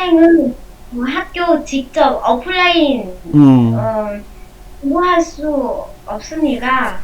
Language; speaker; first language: Korean; non-native, learner; Vietnamese